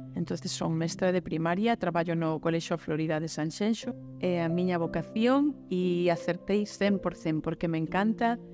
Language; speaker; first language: Galician; native; Galician